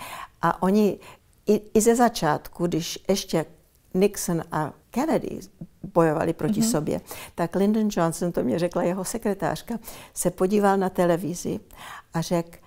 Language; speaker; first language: Czech; early bilingual, heritage; Czech